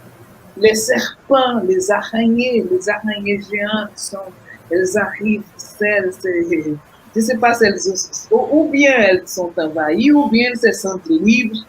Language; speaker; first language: French; non-native, fluent; Portuguese